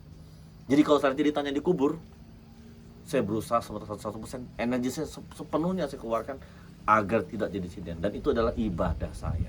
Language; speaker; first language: Indonesian; native; Indonesian